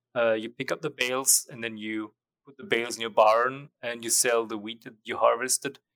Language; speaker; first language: English; non-native, fluent; German